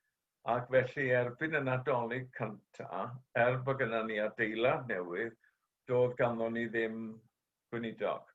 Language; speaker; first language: Welsh; native; Welsh